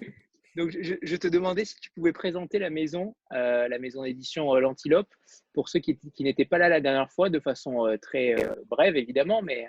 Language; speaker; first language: French; native; French